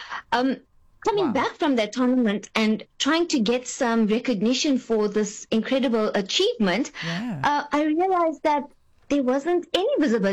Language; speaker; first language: English; native; English